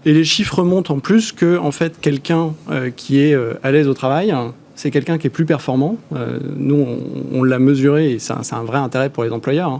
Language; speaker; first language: French; native; French